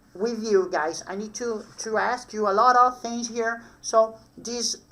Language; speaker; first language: English; non-native, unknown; Portuguese